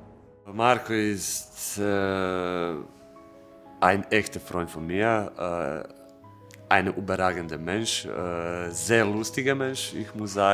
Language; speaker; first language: German; non-native, fluent; Croatian